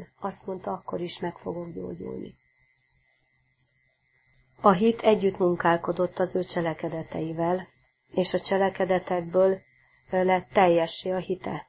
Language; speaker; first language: Hungarian; native; Hungarian